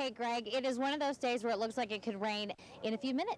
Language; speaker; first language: English; native; English